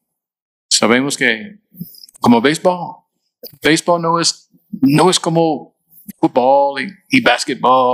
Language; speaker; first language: Spanish; non-native, fluent; English